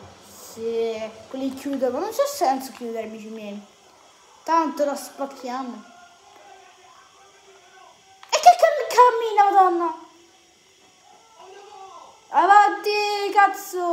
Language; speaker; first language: Italian; native; Italian